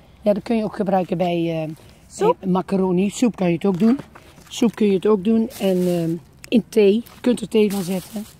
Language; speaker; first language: Dutch; native; Dutch